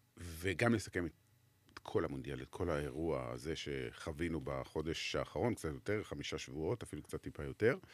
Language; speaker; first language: Hebrew; native; Hebrew